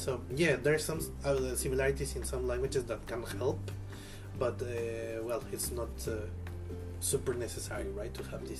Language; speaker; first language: English; non-native, fluent; Spanish